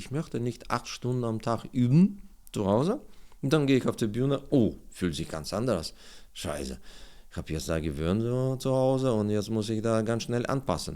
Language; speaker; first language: German; non-native, learner; Russian